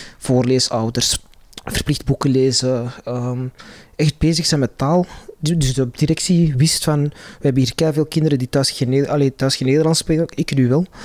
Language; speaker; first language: Dutch; non-native, local second language; Arabic